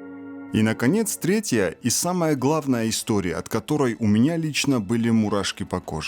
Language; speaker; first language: Russian; native; Russian